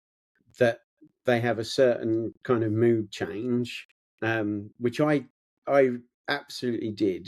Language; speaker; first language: English; native; English